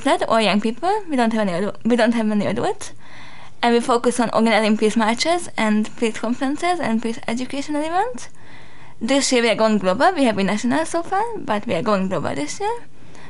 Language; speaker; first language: English; non-native, fluent; Hungarian